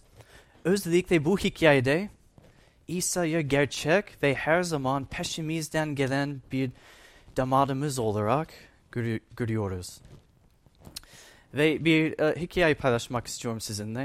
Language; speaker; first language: Turkish; non-native, fluent; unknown